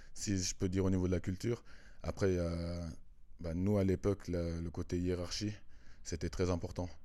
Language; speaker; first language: French; early bilingual, other home language; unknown